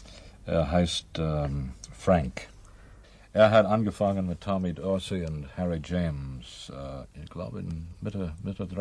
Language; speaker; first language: German; non-native, learner; English